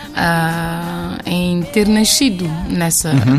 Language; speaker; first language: Portuguese; non-native, local second language; Kabuverdianu